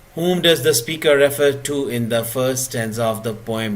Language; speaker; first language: English; non-native, local second language; Urdu